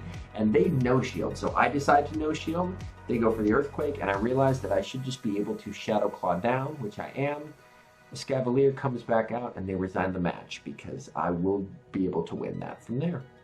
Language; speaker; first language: English; native; English